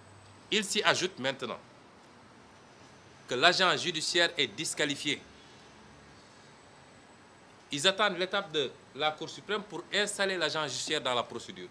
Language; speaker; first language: French; non-native, local second language; Wolof